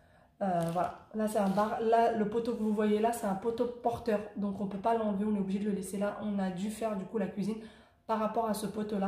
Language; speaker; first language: French; native; French